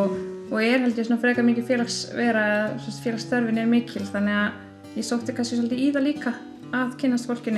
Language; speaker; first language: Icelandic; native; Icelandic